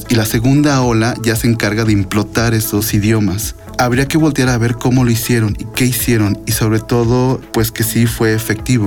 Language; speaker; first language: Spanish; native; Spanish